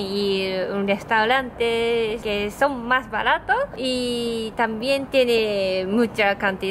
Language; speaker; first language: Spanish; non-native, learner; Japanese